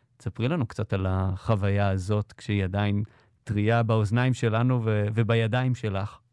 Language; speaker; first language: Hebrew; native; Hebrew